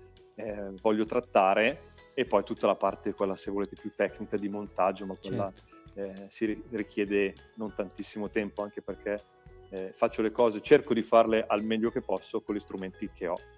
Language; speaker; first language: Italian; native; Italian